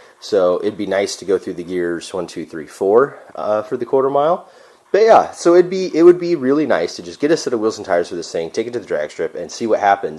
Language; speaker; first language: English; native; English